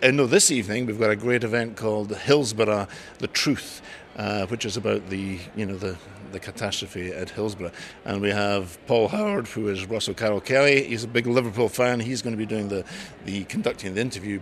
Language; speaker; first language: English; native; English